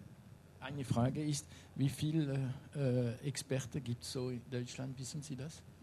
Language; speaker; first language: German; non-native, learner; French